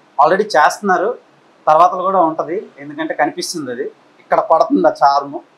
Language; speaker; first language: Telugu; native; Telugu